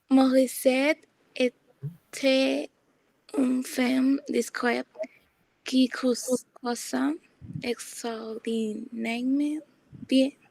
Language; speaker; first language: French; non-native, learner; Spanish